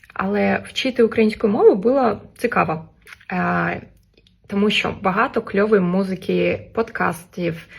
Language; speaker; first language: Ukrainian; non-native, fluent; Russian